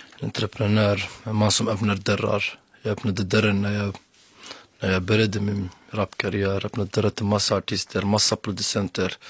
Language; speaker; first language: Swedish; early bilingual, other home language; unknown